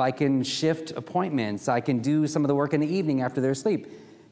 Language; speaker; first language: English; native; English